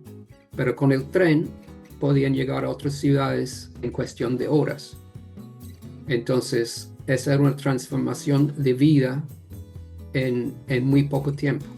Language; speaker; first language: Spanish; non-native, fluent; English